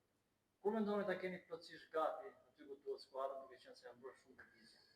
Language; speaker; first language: Albanian; native; Albanian